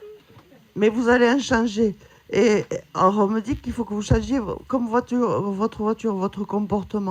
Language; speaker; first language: French; native; French